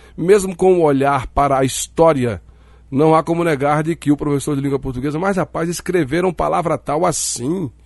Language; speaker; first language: Portuguese; native; Portuguese